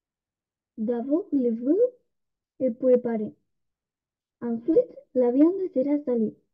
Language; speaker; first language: French; non-native, learner; Spanish